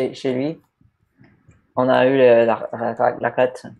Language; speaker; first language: French; non-native, learner; English